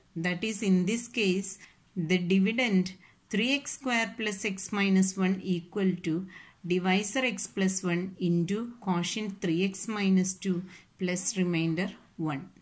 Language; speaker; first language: English; non-native, local second language; Malayalam